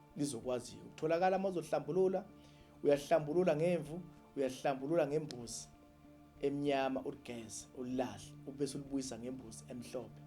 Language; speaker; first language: Zulu; native; Zulu